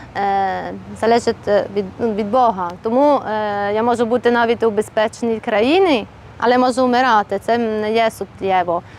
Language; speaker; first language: Ukrainian; non-native, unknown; Italian